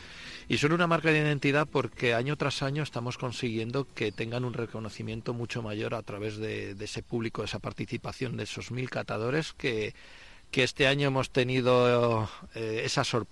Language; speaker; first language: Spanish; native; Spanish